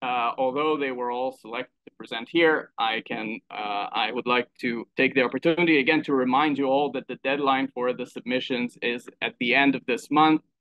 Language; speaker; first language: English; non-native, fluent; Hebrew